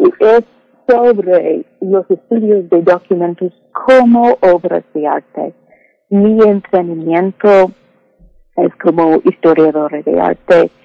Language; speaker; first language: Spanish; non-native, fluent; English